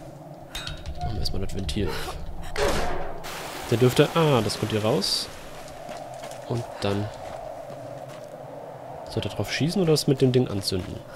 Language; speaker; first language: German; native; German